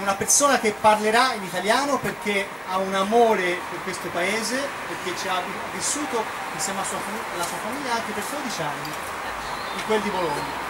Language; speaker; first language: Italian; native; Italian